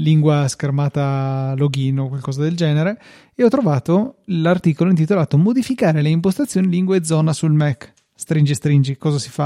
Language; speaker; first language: Italian; native; Italian